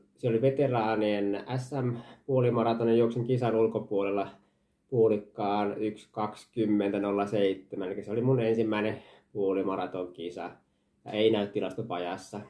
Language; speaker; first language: Finnish; early bilingual, heritage; Finnish